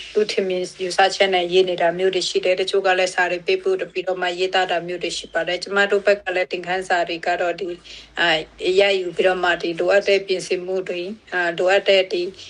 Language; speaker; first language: Burmese; non-native, local second language; Shwe Palaung